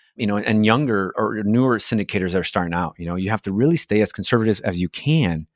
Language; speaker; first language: English; non-native, fluent; Portuguese